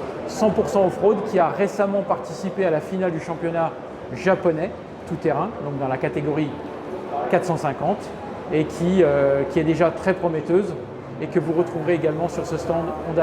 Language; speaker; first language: French; native; French